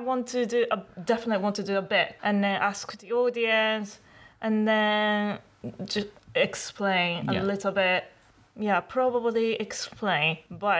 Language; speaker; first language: English; non-native, learner; Japanese